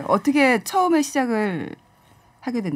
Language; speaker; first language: Korean; native; Korean